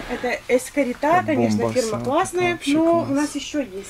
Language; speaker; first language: Russian; native; Russian